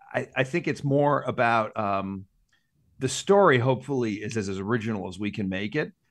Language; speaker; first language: English; native; English